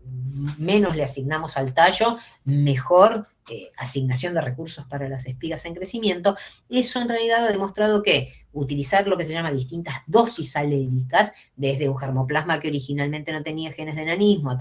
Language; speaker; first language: Spanish; native; Spanish